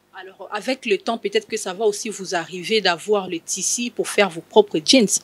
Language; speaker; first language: French; non-native, local second language; Lingala